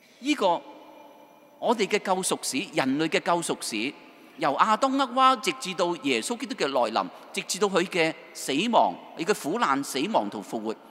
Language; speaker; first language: Chinese; non-native, local second language; Cantonese